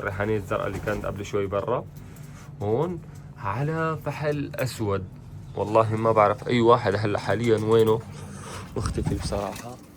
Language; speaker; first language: Arabic; native; Arabic